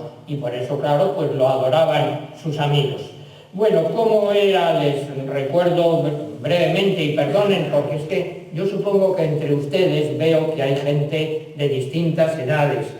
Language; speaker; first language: Spanish; native; Spanish